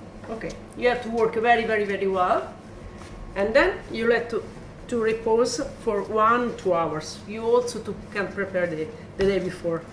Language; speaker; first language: English; non-native, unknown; Italian